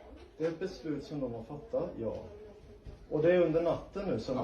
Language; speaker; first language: Swedish; native; Swedish